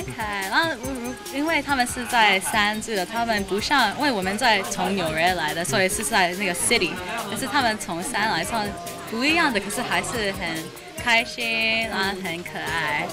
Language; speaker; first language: Chinese; early bilingual, heritage; Chinese